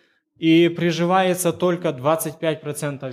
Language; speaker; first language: Polish; non-native, learner; Ukrainian